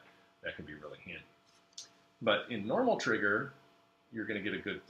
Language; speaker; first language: English; native; English